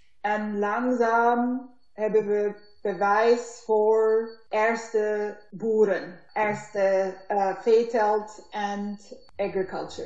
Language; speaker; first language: Dutch; non-native, learner; Turkish